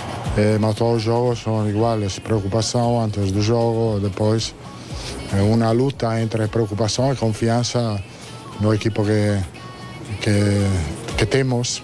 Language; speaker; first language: Portuguese; non-native, fluent; Italian